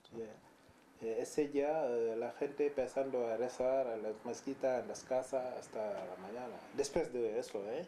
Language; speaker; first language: Spanish; non-native, learner; Wolof